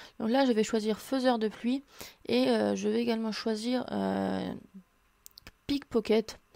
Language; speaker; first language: French; native; French